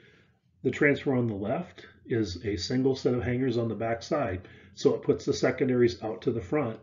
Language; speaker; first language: English; native; English